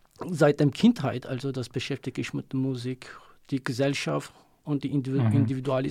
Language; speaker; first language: German; non-native, learner; Kurdish